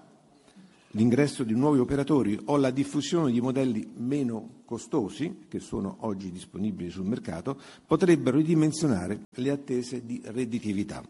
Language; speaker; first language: Italian; native; Italian